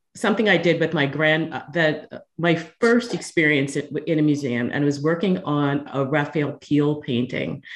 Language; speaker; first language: English; native; English